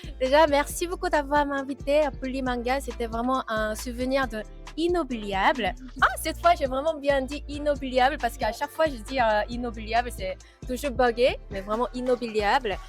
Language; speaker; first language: French; non-native, fluent; Korean